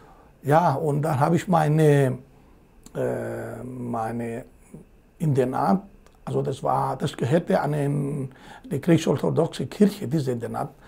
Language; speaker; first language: German; non-native, fluent; Greek